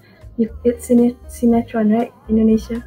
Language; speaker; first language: English; non-native, local second language; Malay